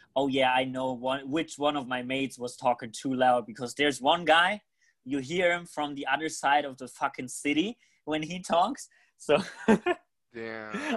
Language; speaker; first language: English; non-native, fluent; German